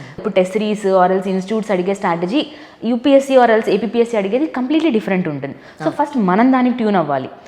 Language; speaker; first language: Telugu; native; Telugu